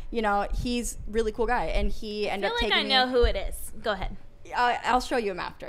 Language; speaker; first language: English; native; English